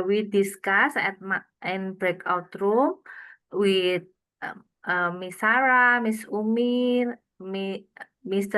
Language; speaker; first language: English; non-native, learner; Indonesian